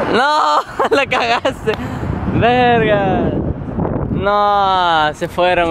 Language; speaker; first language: Spanish; non-native, fluent; English